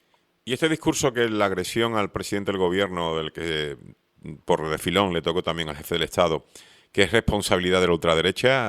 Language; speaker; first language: Spanish; native; Spanish